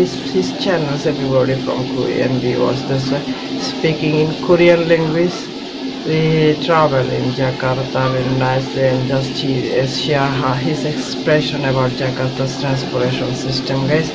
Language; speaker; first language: English; non-native, learner; Bangla